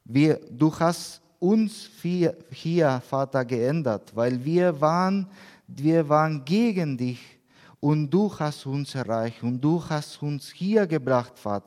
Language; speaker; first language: German; non-native, learner; Spanish